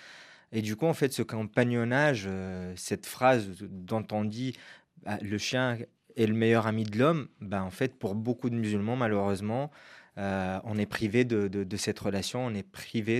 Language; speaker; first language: French; non-native, local second language; Arabic